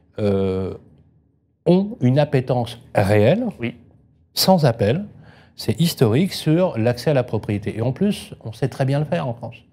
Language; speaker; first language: French; native; French